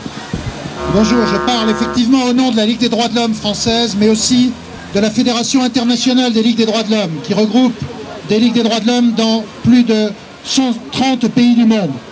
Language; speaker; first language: French; native; French